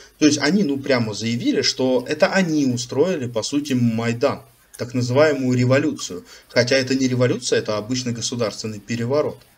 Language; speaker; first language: Russian; native; Russian